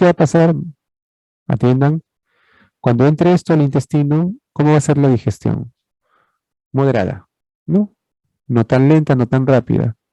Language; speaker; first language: Spanish; native; Spanish